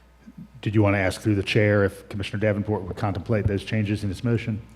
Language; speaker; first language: English; native; English